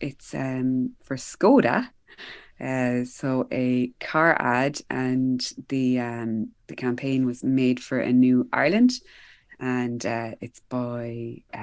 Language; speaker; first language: English; native; English